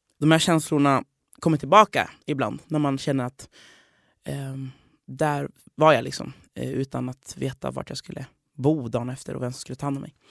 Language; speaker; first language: Swedish; non-native, fluent; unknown